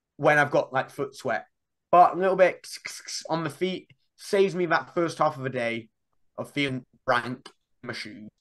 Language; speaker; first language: English; native; English